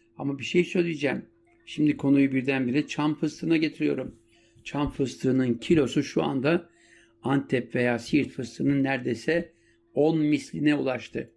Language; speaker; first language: Turkish; native; Turkish